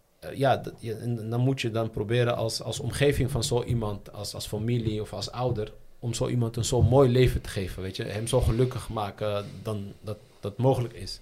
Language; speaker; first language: Dutch; early bilingual, other home language; Riffian